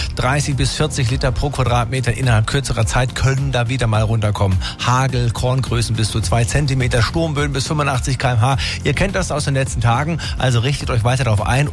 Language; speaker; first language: German; native; German